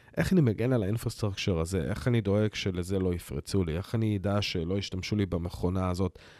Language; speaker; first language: Hebrew; early bilingual, heritage; Hebrew